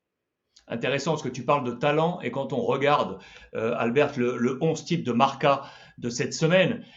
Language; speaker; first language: French; native; French